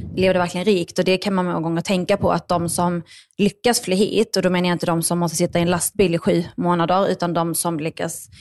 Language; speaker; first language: Swedish; early bilingual, other home language; Arabic